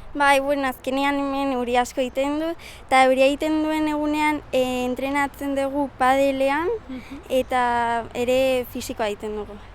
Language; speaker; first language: Basque; non-native, local second language; Spanish